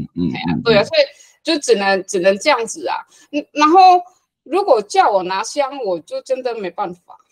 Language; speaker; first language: Chinese; non-native, fluent; Hakka Chinese